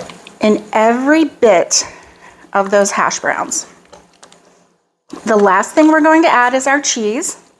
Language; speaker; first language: English; native; English